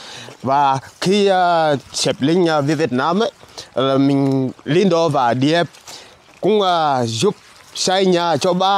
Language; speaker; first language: Vietnamese; non-native, learner; Portuguese